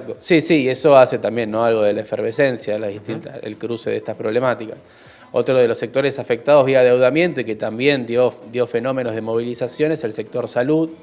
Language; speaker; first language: Spanish; native; Spanish